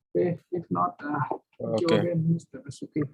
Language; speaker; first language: English; non-native, fluent; Vietnamese